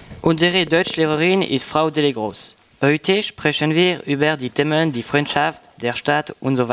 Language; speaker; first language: German; non-native, learner; French